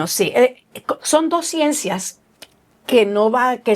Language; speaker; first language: Spanish; native; Spanish